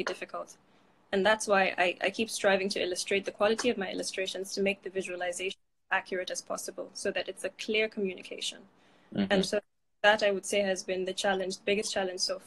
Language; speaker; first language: English; non-native, local second language; Fula